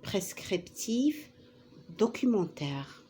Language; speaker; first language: French; non-native, local second language; Arabic